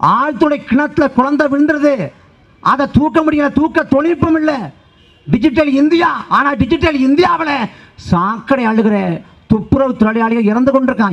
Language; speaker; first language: Tamil; native; Tamil